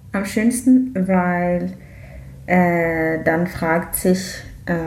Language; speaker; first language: German; non-native, learner; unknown